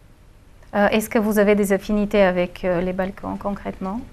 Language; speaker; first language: French; non-native, fluent; Bulgarian